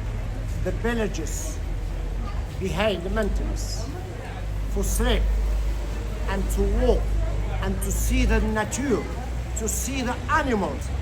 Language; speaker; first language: English; non-native, learner; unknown